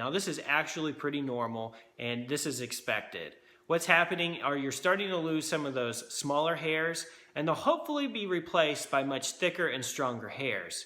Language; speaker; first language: English; native; English